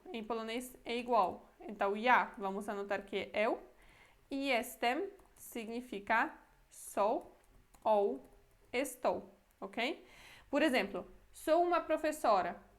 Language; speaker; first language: Portuguese; non-native, fluent; Polish